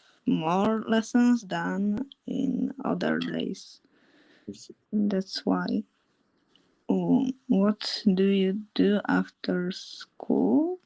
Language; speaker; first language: English; non-native, learner; Polish